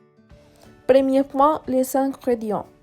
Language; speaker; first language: French; non-native, learner; Spanish